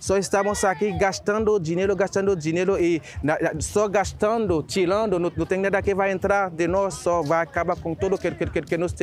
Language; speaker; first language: Portuguese; non-native, learner; Haitian Creole